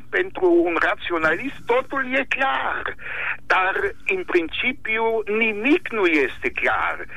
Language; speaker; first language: Romanian; non-native, fluent; German